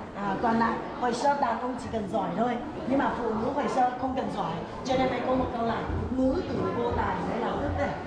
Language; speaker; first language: Vietnamese; non-native, fluent; Chinese